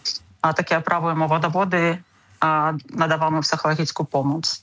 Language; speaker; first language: Czech; non-native, learner; Ukrainian